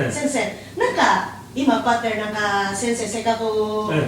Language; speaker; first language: Japanese; non-native, learner; Filipino